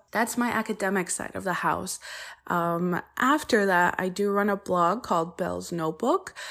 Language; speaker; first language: English; early bilingual, other home language; Polish